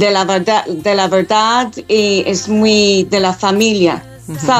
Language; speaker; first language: Spanish; non-native, fluent; English